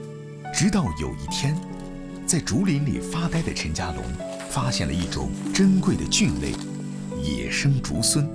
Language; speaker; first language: Chinese; native; Chinese